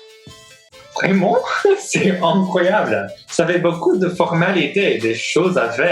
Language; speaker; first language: French; non-native, learner; English